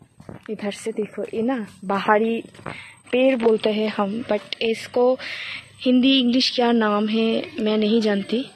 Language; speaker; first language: Hindi; non-native, local second language; Bangla